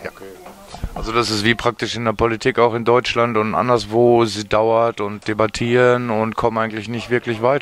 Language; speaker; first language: German; native; German